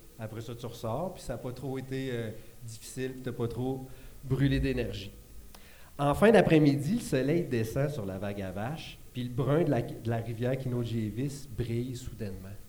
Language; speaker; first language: French; native; French